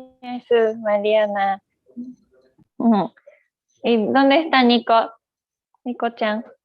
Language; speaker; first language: Spanish; non-native, learner; Japanese